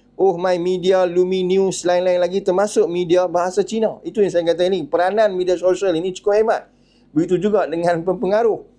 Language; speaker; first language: Malay; native; Malay